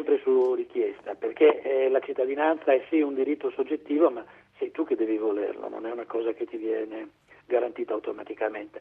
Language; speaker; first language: Italian; native; Italian